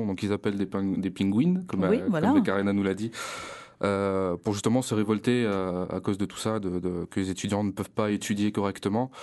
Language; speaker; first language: French; native; French